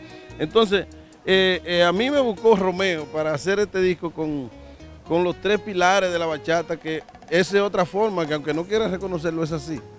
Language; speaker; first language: Spanish; native; Spanish